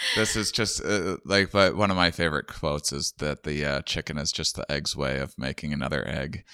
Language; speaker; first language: English; native; English